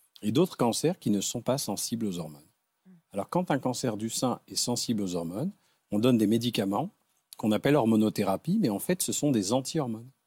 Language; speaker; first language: French; native; French